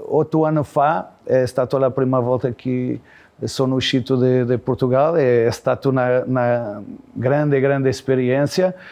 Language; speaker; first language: Italian; non-native, fluent; Portuguese